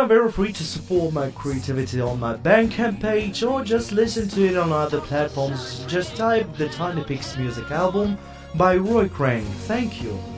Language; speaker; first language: English; non-native, fluent; Ukrainian